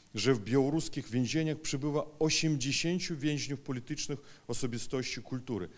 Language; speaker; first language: Polish; non-native, fluent; Russian